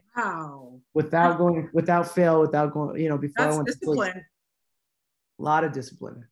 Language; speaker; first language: English; native; English